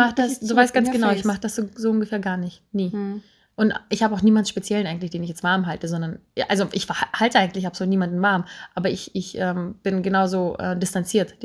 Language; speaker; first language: German; native; German